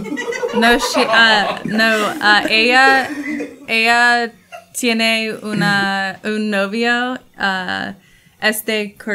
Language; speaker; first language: Spanish; non-native, learner; English